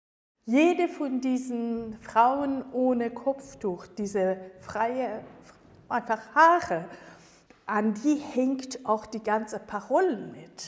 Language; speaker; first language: German; non-native, fluent; Persian